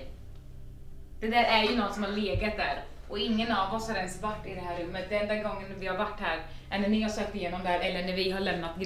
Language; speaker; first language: Swedish; native; Swedish